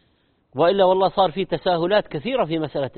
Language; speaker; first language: Arabic; native; Arabic